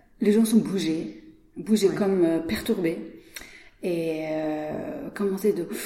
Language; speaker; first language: French; non-native, learner; Persian